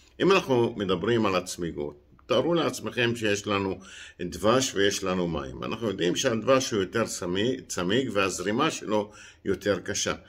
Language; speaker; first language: Hebrew; non-native, local second language; Arabic